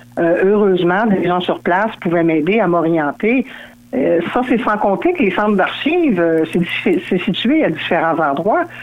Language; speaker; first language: French; native; French